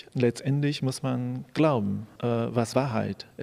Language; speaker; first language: German; non-native, fluent; Japanese